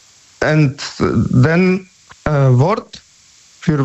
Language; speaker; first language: German; non-native, learner; Polish